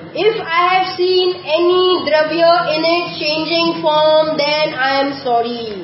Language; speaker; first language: English; non-native, local second language; Gujarati